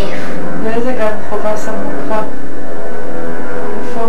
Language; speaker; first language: Hebrew; native; Hebrew